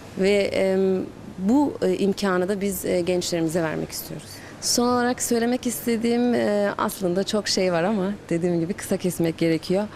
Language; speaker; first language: Turkish; early bilingual, heritage; Turkish